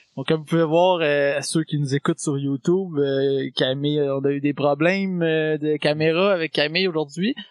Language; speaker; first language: French; native; French